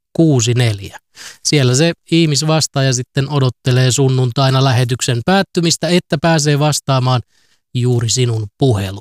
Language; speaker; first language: Finnish; native; Finnish